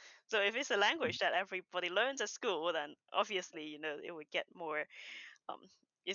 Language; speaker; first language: English; non-native, local second language; Cantonese